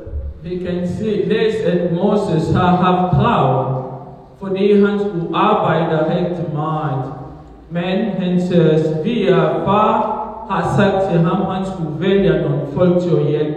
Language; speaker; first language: Danish; non-native, fluent; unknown